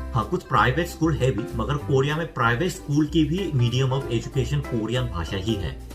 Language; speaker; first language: Hindi; non-native, fluent; Korean